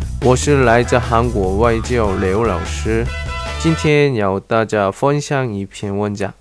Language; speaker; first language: Chinese; non-native, learner; Korean